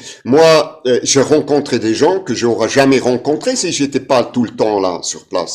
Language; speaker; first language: French; non-native, fluent; German